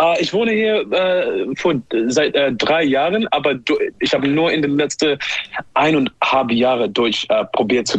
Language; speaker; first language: German; non-native, learner; English